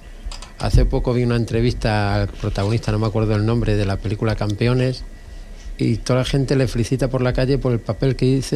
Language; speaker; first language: Spanish; native; Spanish